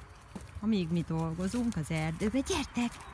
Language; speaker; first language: Hungarian; native; Hungarian